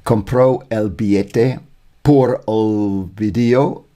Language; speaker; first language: Spanish; non-native, learner; English